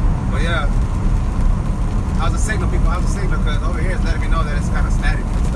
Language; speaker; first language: English; early bilingual, other home language; Spanish